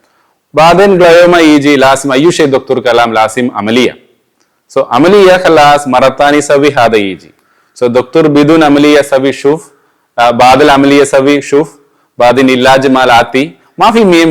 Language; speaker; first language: Arabic; non-native, learner; Malayalam